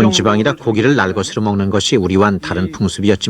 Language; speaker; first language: Korean; native; Korean